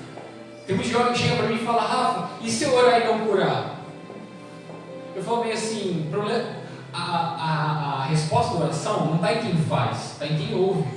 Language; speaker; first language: Portuguese; native; Portuguese